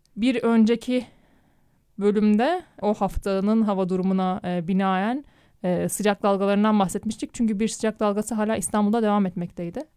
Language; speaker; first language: Turkish; native; Turkish